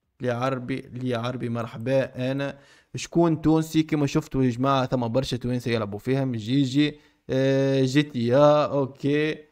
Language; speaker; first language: Arabic; native; Arabic